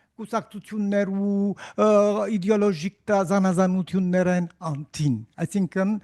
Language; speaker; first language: Armenian; native; Armenian